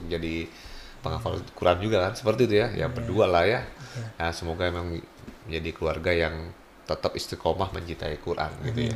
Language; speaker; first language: Indonesian; native; Indonesian